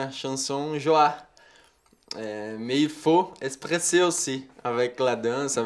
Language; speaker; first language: French; non-native, learner; Portuguese